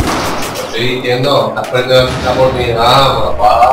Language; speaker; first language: Spanish; native; Spanish